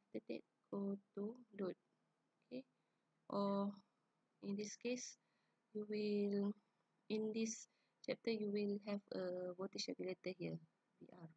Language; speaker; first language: English; non-native, local second language; Malay